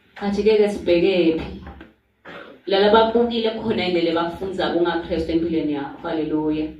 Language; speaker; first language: Zulu; non-native, local second language; Swati